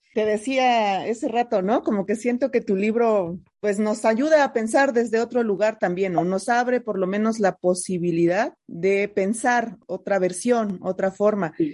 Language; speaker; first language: Spanish; native; Spanish